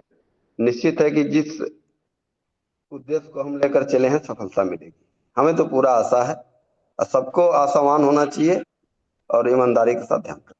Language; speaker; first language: Hindi; native; Hindi